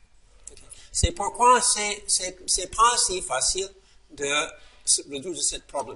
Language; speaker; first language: French; non-native, fluent; English